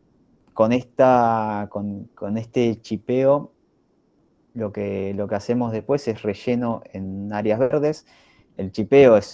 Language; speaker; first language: Spanish; native; Spanish